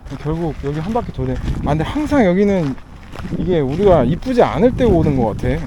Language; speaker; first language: Korean; native; Korean